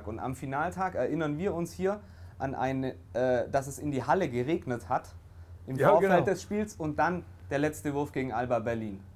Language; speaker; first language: German; native; German